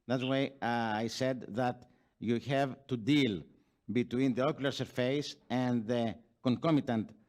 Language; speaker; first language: English; non-native, fluent; Greek